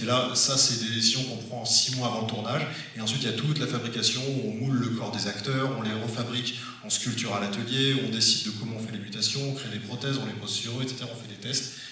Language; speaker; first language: French; native; French